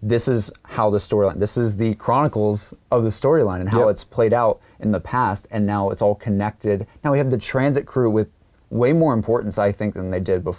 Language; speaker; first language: English; native; English